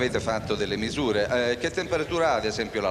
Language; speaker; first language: Italian; native; Italian